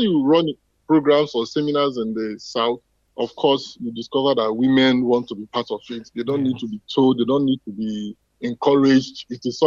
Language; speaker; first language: English; non-native, local second language; Igbo